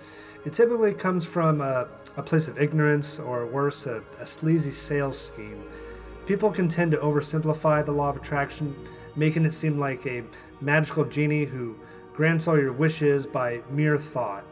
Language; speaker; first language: English; native; English